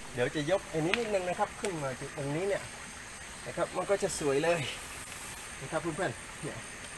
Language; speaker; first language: Thai; non-native, local second language; Pattani Malay